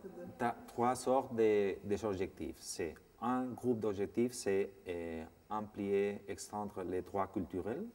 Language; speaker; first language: French; non-native, fluent; Spanish